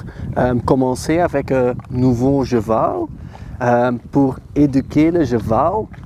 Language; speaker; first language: French; non-native, learner; Dutch